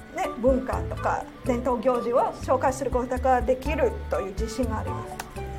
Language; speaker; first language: Japanese; non-native, fluent; Cantonese